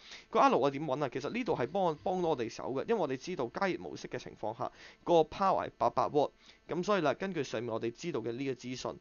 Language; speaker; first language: Cantonese; native; Cantonese